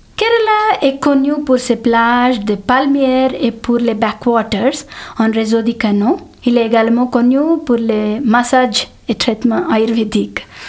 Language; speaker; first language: French; non-native, fluent; Telugu